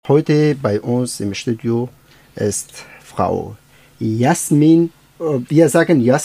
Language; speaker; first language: German; non-native, learner; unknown